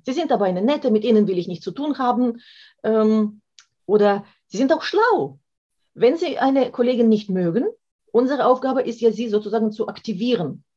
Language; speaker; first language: German; non-native, fluent; Russian